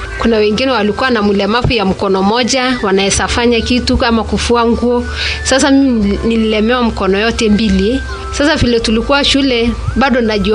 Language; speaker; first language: Swahili; non-native, local second language; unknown